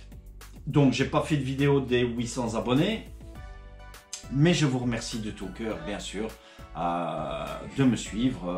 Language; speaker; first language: French; native; French